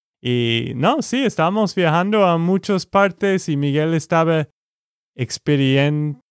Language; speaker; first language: Spanish; non-native, learner; English